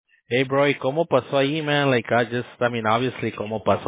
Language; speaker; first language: Spanish; early bilingual, heritage; Spanish